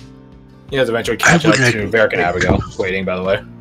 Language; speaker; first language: English; native; English